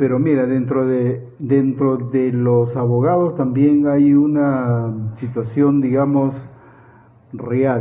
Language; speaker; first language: Spanish; native; Spanish